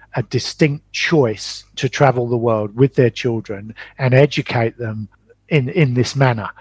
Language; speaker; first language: English; native; English